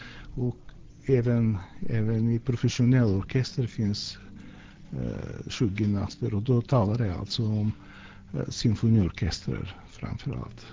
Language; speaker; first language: Swedish; non-native, fluent; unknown